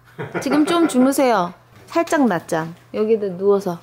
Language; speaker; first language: Korean; native; Korean